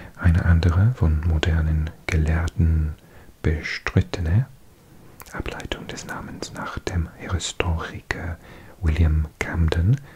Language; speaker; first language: German; non-native, learner; English